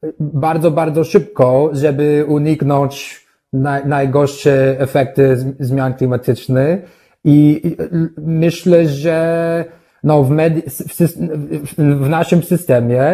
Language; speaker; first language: Polish; non-native, learner; English